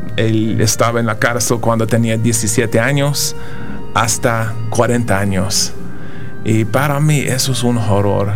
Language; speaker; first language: Spanish; non-native, fluent; English